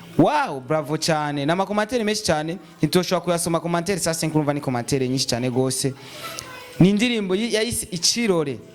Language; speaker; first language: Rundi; native; Rundi